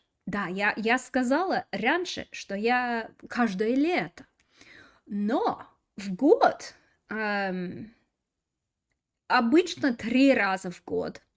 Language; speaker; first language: Russian; non-native, fluent; English